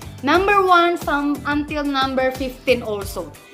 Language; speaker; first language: English; non-native, fluent; Indonesian